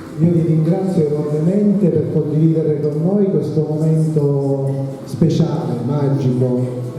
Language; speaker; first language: Italian; native; Italian